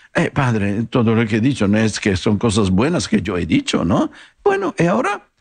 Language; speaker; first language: Spanish; non-native, fluent; Italian